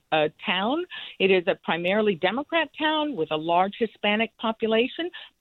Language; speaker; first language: English; non-native, fluent; Spanish